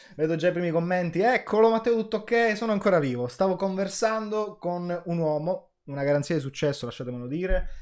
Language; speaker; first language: Italian; native; Italian